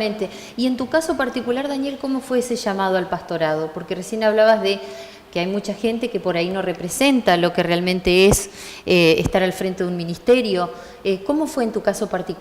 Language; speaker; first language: Spanish; native; Spanish